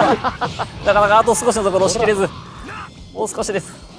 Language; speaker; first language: Japanese; native; Japanese